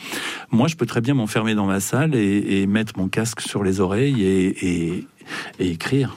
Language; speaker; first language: French; native; French